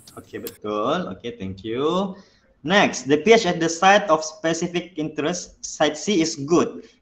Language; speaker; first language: English; non-native, local second language; Malay